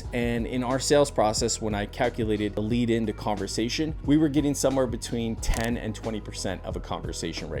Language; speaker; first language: English; native; English